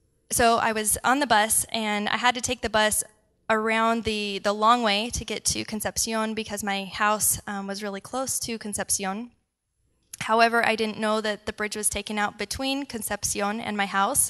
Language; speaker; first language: English; native; English